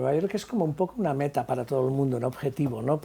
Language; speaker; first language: Spanish; native; Spanish